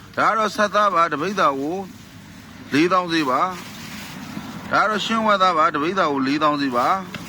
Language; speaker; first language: Burmese; native; Burmese